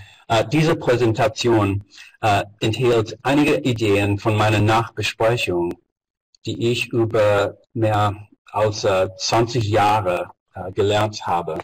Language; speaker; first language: German; non-native, fluent; English